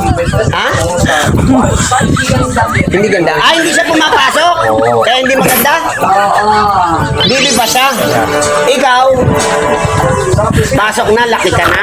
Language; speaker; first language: Filipino; non-native, local second language; Cebuano